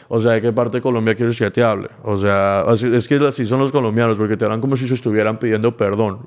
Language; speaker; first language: Spanish; early bilingual, heritage; Spanish